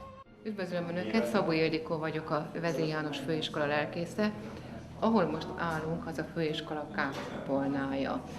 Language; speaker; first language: Hungarian; native; Hungarian